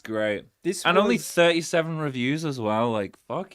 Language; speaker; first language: English; native; English